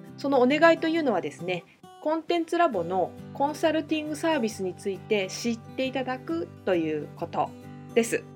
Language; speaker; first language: Japanese; native; Japanese